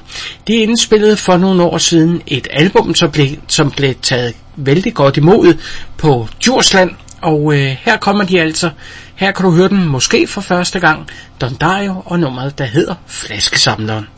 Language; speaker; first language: Danish; native; Danish